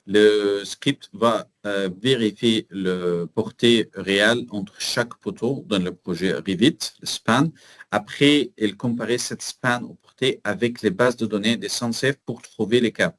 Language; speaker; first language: French; non-native, learner; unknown